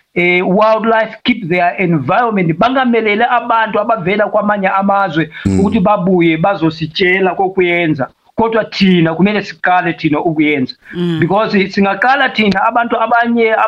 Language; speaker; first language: Zulu; non-native, fluent; Tumbuka